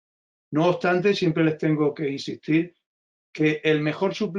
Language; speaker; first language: Spanish; native; Spanish